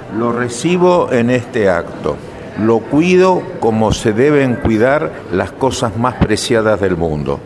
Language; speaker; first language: Spanish; native; Spanish